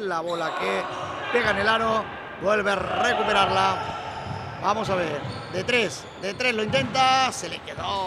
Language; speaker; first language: Spanish; native; Spanish